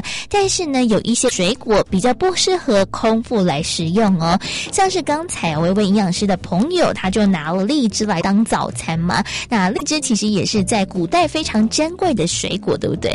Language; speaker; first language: Chinese; native; Chinese